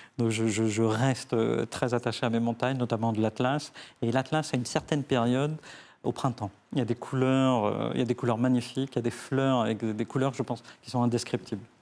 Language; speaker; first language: French; early bilingual, other home language; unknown